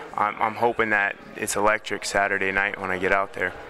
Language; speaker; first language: English; native; English